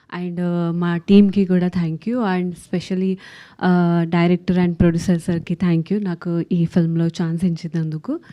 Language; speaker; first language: Telugu; non-native, fluent; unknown